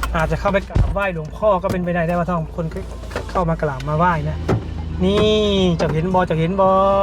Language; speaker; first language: Thai; native; Thai